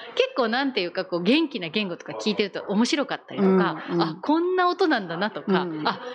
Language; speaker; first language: Japanese; native; Japanese